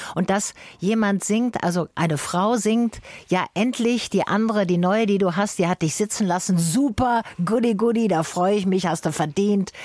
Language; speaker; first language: German; native; German